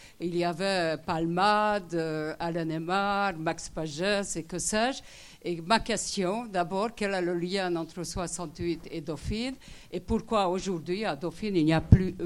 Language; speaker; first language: French; non-native, fluent; Hungarian